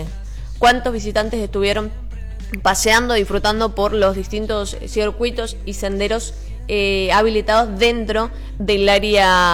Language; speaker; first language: Spanish; native; Spanish